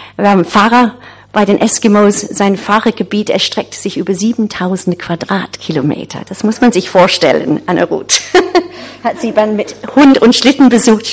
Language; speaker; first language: German; non-native, fluent; English